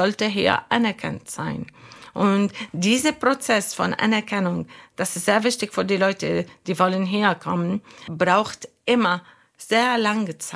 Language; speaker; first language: German; non-native, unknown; Arabic